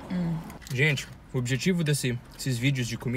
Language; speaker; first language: Portuguese; native; Portuguese